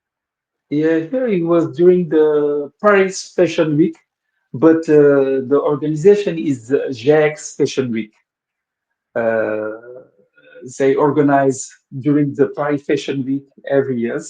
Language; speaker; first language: English; non-native, fluent; Wolof